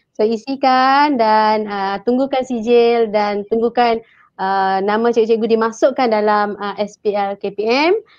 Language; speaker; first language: Malay; native; Malay